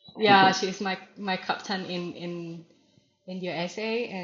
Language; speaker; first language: English; non-native, learner; Thai